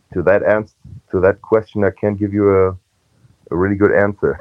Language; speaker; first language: English; non-native, fluent; German